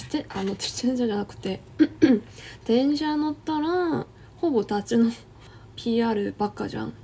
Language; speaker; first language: Japanese; non-native, fluent; Korean